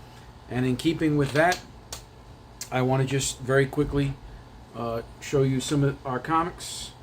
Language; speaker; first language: English; native; English